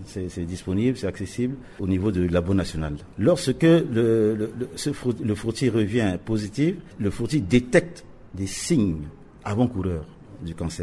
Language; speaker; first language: French; non-native, local second language; Sango